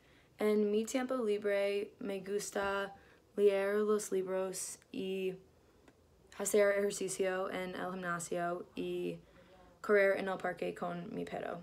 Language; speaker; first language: Spanish; non-native, learner; English